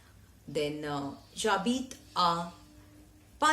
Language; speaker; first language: French; non-native, fluent; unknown